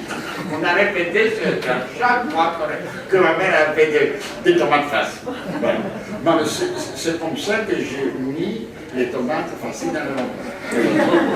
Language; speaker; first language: French; non-native, fluent; Greek